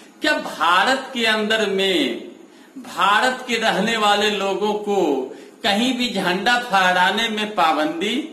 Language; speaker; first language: Hindi; native; Hindi